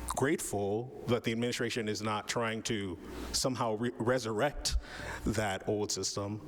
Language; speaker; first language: English; native; English